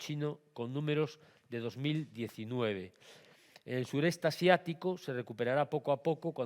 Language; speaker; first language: Spanish; native; Spanish